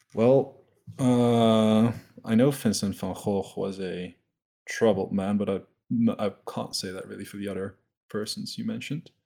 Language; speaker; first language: English; non-native, fluent; Dutch